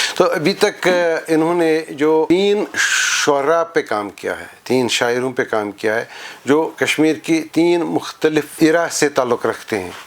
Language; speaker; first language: Urdu; non-native, local second language; Kashmiri